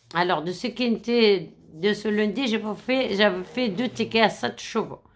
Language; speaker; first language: French; non-native, fluent; Arabic